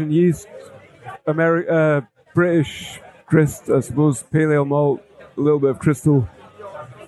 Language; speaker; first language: English; native; English